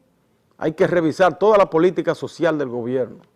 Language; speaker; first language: Spanish; native; Spanish